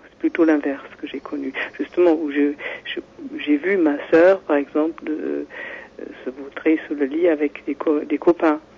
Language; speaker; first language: French; non-native, fluent; German